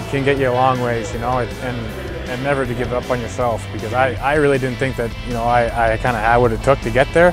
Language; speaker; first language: English; native; English